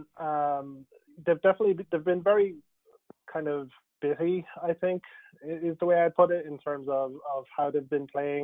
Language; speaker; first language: English; native; English